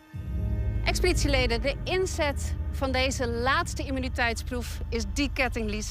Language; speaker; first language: Dutch; native; Dutch